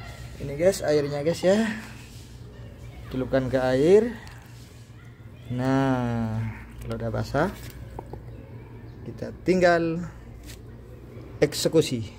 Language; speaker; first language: Indonesian; native; Indonesian